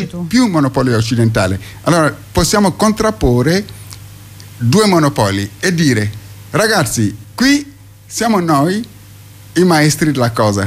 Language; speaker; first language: Italian; non-native, fluent; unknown